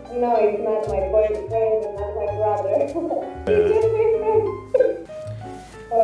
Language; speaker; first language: English; non-native, learner; Bosnian